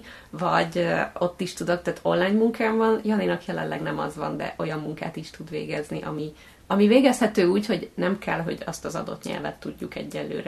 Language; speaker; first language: Hungarian; native; Hungarian